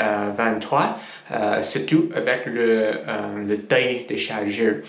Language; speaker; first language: French; non-native, learner; English